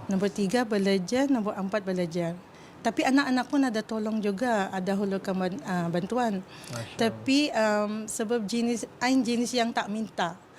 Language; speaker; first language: Malay; non-native, fluent; Filipino